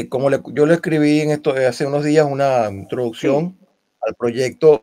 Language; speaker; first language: Spanish; native; Spanish